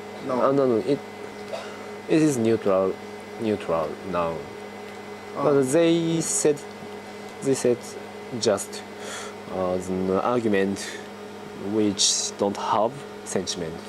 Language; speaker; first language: English; non-native, learner; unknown